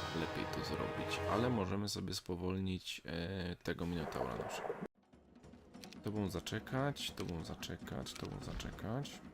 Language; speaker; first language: Polish; native; Polish